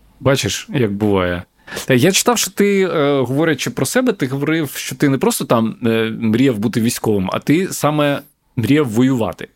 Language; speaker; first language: Ukrainian; native; Ukrainian